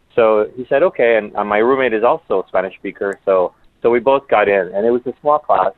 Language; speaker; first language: English; early bilingual, other home language; Spanish